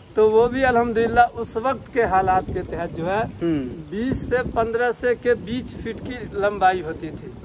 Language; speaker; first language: Hindi; native; Hindi